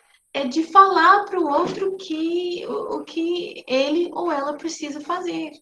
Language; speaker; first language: Portuguese; non-native, fluent; English